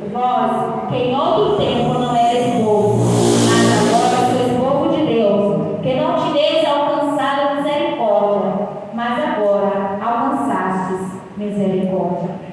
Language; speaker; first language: Portuguese; native; Portuguese